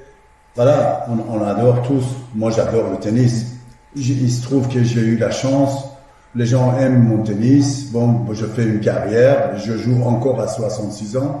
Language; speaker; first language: French; non-native, fluent; Persian